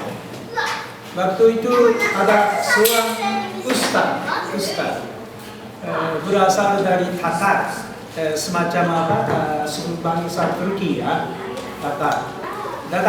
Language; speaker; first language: Indonesian; non-native, fluent; Japanese